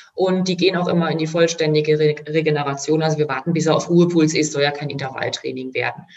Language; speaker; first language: German; native; German